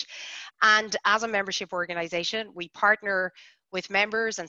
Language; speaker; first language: English; native; English